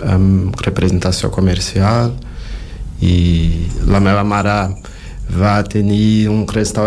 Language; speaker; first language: Catalan; non-native, fluent; Portuguese